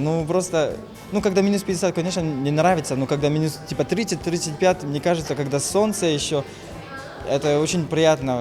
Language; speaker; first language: Russian; non-native, fluent; French